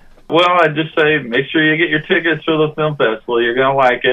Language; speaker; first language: English; native; English